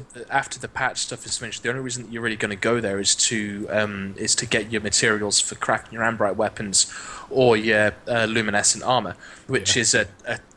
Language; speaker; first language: English; native; English